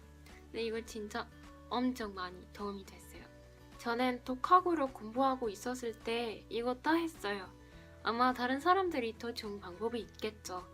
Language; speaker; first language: Korean; non-native, fluent; Spanish